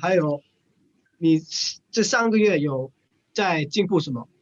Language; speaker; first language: Chinese; non-native, fluent; English